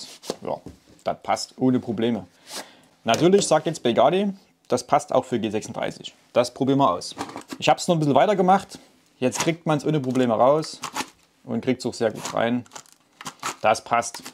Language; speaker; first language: German; native; German